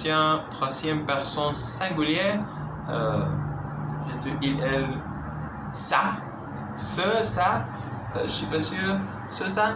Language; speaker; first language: French; non-native, learner; Spanish